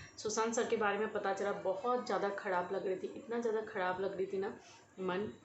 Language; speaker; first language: Hindi; non-native, local second language; Bangla